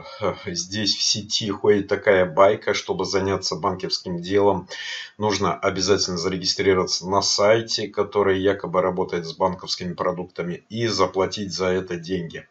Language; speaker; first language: Russian; native; Russian